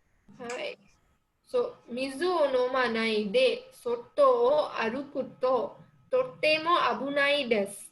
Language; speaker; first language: Japanese; non-native, fluent; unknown